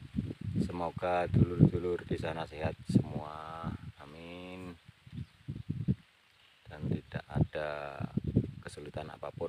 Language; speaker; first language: Indonesian; non-native, local second language; Javanese